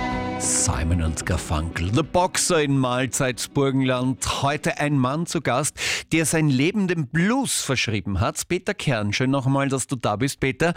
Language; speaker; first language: German; native; German